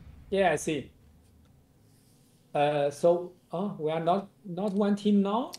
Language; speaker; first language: English; non-native, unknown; Chinese